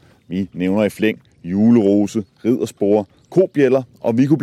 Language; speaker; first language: Danish; native; Danish